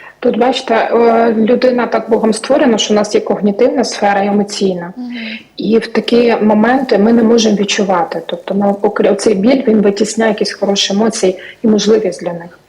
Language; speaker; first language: Ukrainian; native; Ukrainian